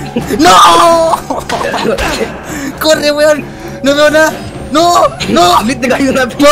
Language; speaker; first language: Spanish; native; Spanish